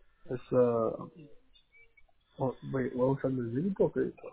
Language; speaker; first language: English; early bilingual, other home language; Spanish